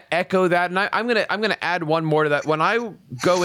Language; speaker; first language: English; native; English